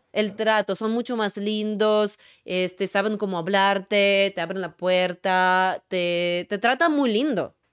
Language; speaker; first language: Spanish; non-native, fluent; Russian